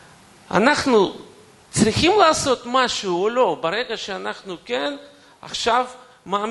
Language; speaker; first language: Hebrew; non-native, fluent; Russian